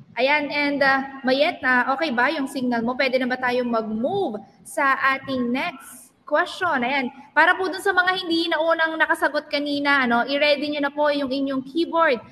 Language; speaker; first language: Filipino; non-native, local second language; Pampanga